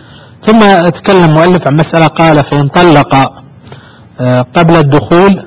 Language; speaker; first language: Arabic; native; Arabic